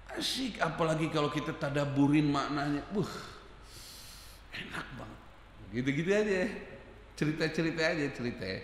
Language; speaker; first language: Indonesian; native; Indonesian